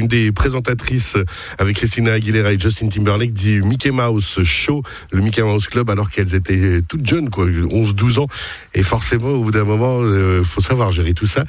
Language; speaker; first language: French; native; French